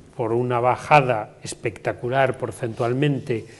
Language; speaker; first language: Spanish; non-native, local second language; Galician